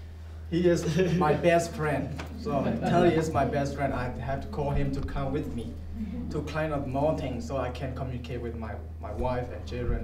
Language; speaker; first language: English; non-native, learner; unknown